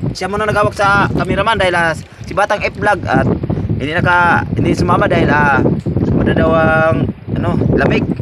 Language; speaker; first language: Filipino; non-native, local second language; Cebuano